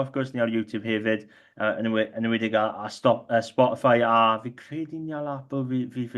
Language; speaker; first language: Welsh; non-native, local second language; English